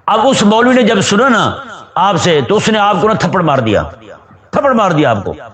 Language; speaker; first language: Urdu; non-native, local second language; Punjabi